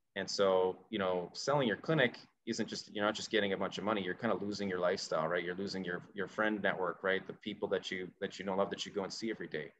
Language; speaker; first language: English; native; English